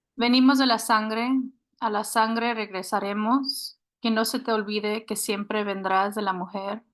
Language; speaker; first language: Spanish; early bilingual, heritage; Spanish